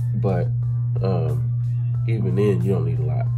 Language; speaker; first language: English; native; English